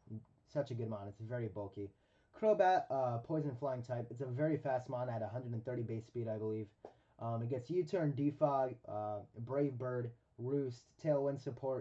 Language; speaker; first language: English; native; English